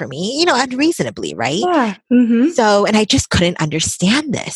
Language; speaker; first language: English; native; English